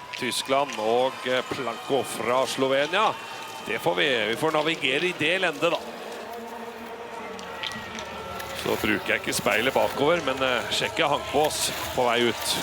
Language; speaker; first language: Norwegian; native; Norwegian